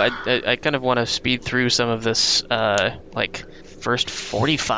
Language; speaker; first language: English; native; English